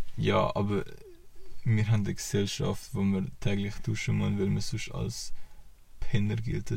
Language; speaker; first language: German; native; German